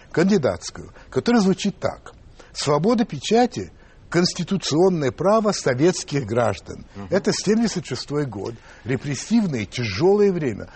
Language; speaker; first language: Russian; early bilingual, other home language; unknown